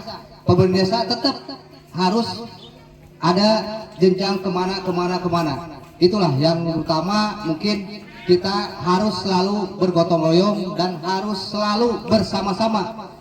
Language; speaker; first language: Indonesian; non-native, local second language; Sundanese